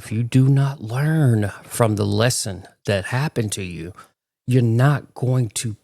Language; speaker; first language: English; native; English